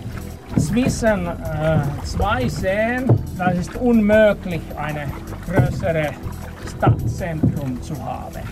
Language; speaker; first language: German; non-native, learner; Finnish